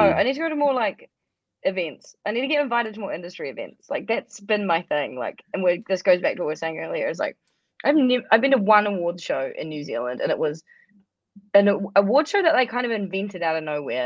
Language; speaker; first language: English; native; English